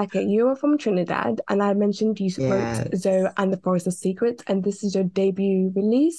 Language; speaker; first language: English; native; English